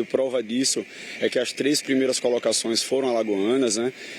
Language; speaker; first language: Portuguese; native; Portuguese